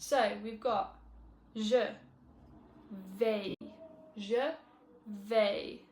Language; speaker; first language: French; non-native, learner; English